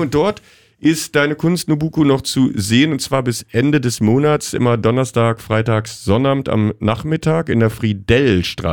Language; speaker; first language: German; native; German